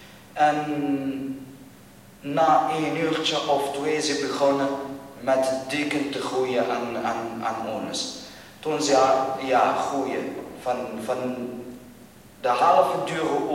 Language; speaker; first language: Dutch; non-native, learner; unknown